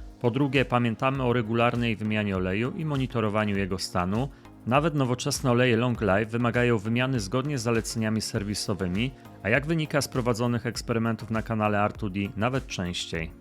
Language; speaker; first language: Polish; native; Polish